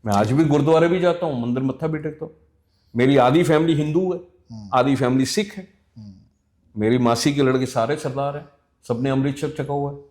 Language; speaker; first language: Hindi; non-native, local second language; Punjabi